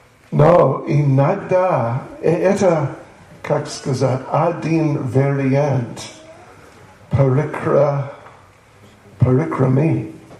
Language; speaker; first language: Russian; non-native, learner; English